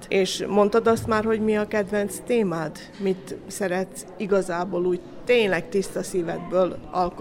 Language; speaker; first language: Hungarian; native; Hungarian